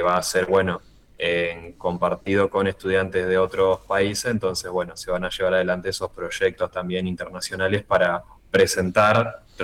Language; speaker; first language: Spanish; native; Spanish